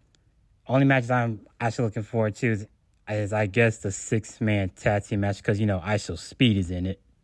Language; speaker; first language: English; native; English